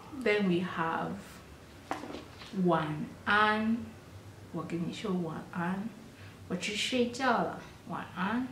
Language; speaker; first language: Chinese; non-native, fluent; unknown